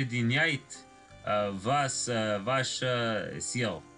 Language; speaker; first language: Russian; non-native, learner; English